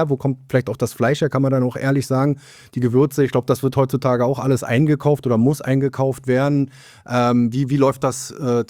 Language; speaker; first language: German; native; German